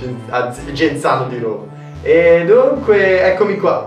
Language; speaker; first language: French; non-native, learner; Italian